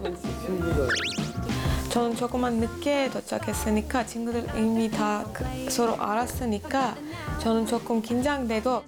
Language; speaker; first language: Korean; non-native, learner; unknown